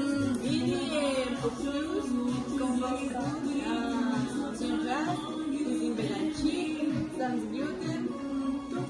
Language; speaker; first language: French; non-native, learner; Spanish